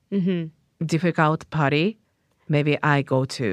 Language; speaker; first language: English; non-native, learner; Japanese